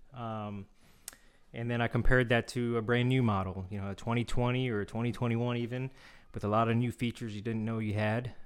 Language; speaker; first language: English; non-native, fluent; Korean